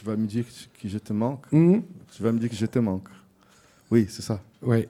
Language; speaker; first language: French; non-native, fluent; Portuguese